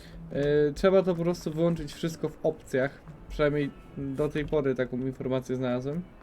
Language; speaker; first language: Polish; native; Polish